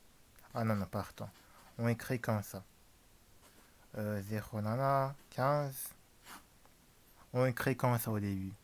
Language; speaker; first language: French; non-native, learner; Japanese